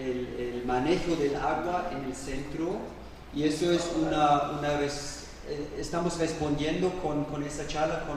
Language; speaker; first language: Spanish; non-native, fluent; German